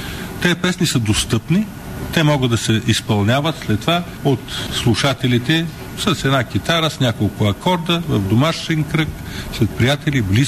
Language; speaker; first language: Bulgarian; native; Bulgarian